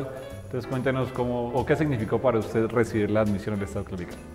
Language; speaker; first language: Spanish; native; Spanish